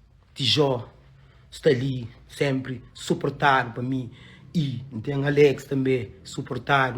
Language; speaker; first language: Portuguese; non-native, local second language; Kabuverdianu